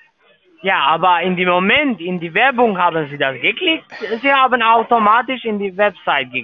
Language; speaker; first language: German; non-native, learner; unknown